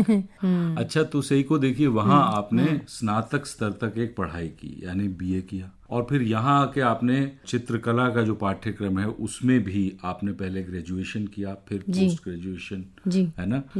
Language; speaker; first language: Hindi; native; Hindi